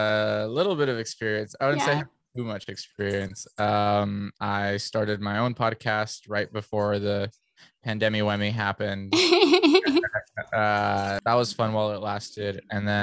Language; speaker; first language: English; early bilingual, other home language; Spanish